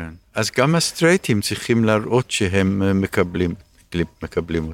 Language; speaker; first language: Hebrew; early bilingual, other home language; English